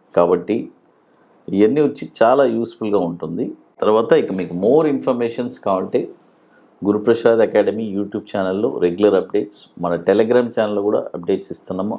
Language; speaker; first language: Telugu; native; Telugu